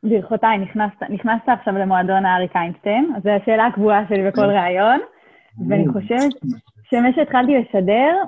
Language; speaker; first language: Hebrew; native; Hebrew